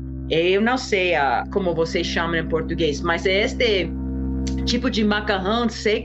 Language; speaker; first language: Portuguese; non-native, fluent; English